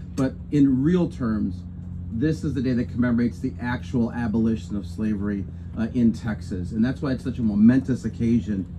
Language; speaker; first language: English; native; English